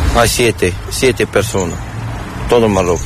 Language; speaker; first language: Spanish; non-native, learner; Arabic